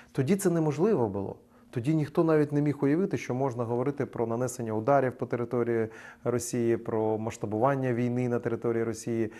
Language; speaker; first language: Ukrainian; native; Ukrainian